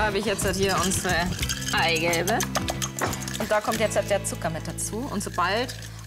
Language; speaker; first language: German; native; German